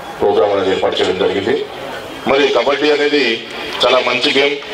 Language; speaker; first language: Telugu; native; Telugu